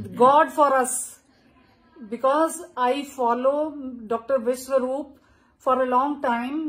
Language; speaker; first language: Hindi; native; Hindi